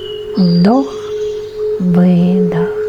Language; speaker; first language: Russian; native; Russian